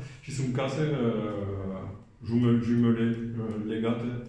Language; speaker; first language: Romanian; non-native, learner; French